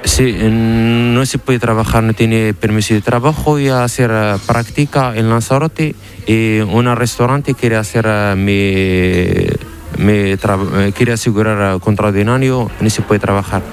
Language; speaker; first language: Spanish; non-native, learner; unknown